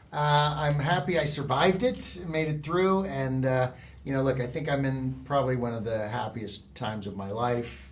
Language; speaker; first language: English; native; English